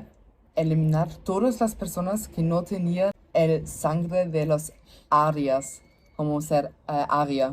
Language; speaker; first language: Spanish; non-native, learner; German